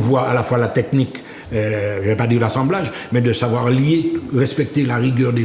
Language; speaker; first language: French; native; French